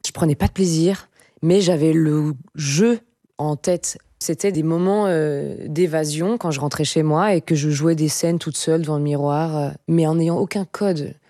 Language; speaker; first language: French; native; French